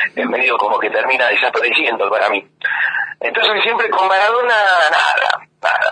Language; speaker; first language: Spanish; native; Spanish